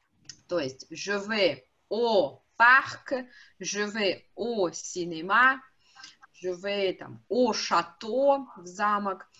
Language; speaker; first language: French; non-native, fluent; Russian